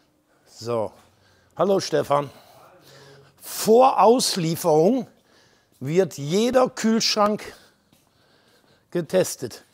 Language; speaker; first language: German; native; German